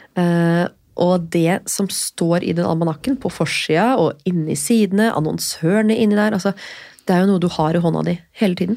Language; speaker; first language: Norwegian; native; Norwegian